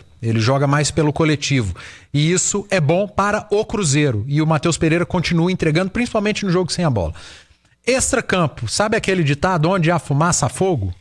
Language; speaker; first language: Portuguese; native; Portuguese